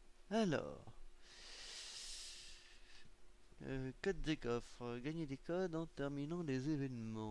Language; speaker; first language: French; native; French